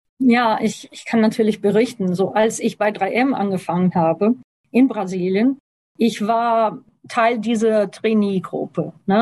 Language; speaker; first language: German; non-native, fluent; Portuguese